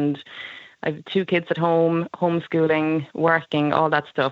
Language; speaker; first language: English; non-native, fluent; Swedish